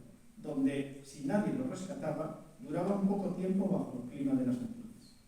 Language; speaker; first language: Spanish; native; Spanish